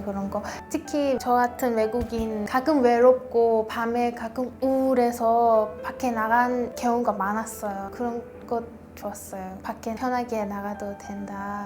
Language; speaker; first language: Korean; non-native, fluent; Persian